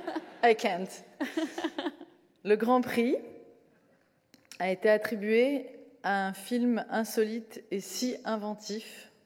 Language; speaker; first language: French; native; French